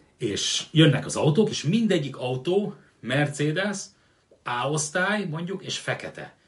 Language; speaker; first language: Hungarian; native; Hungarian